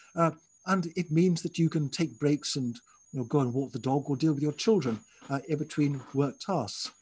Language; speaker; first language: English; native; English